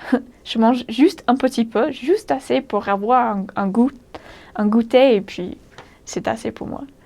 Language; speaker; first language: French; non-native, fluent; English